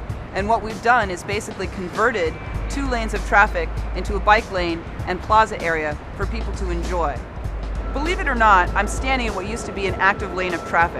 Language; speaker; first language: English; native; English